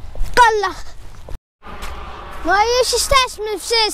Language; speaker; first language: Polish; early bilingual, heritage; Polish